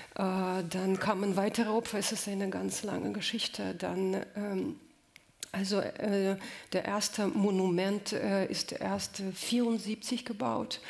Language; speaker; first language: German; non-native, fluent; Russian